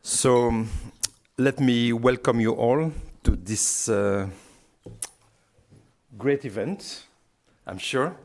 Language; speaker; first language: English; non-native, fluent; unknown